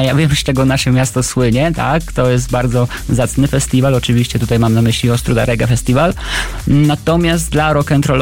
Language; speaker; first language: Polish; native; Polish